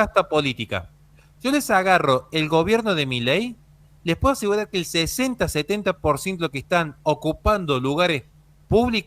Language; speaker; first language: Spanish; native; Spanish